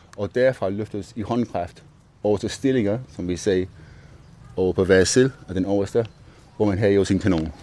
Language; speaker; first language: Danish; non-native, fluent; English